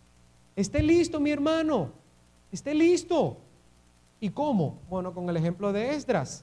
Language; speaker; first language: Spanish; native; Spanish